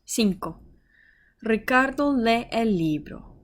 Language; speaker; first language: Spanish; non-native, fluent; English